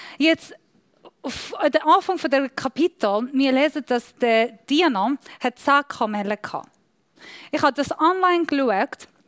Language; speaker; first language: German; non-native, fluent; Persian